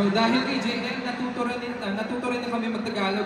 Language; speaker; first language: Filipino; non-native, learner; Korean